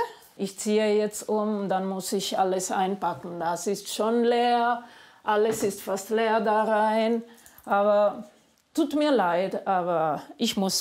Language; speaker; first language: German; non-native, fluent; Italian